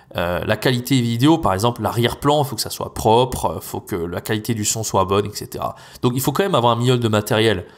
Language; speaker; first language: French; native; French